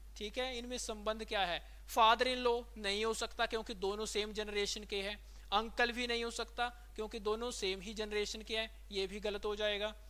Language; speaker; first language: Hindi; native; Hindi